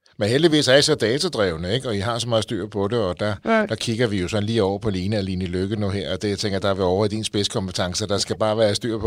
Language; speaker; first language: Danish; native; Danish